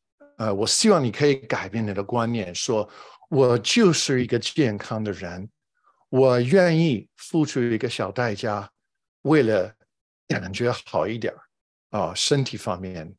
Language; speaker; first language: Chinese; non-native, fluent; English